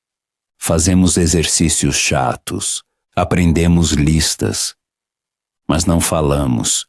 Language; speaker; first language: Portuguese; non-native, fluent; Polish